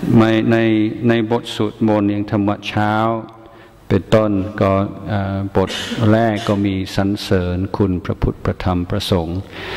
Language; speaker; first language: Thai; non-native, fluent; English